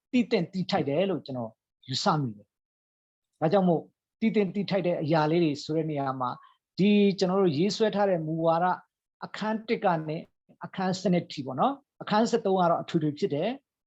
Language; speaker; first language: Burmese; non-native, local second language; Hakha Chin